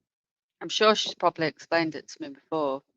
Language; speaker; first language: English; native; English